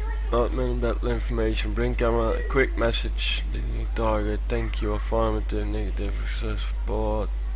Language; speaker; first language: English; non-native, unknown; Dutch